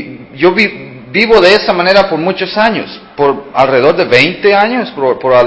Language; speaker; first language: Spanish; early bilingual, heritage; Spanish